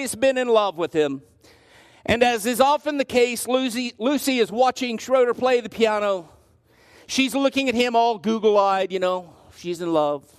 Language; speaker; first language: English; native; English